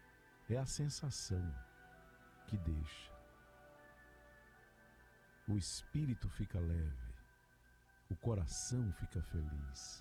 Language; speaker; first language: Portuguese; native; Portuguese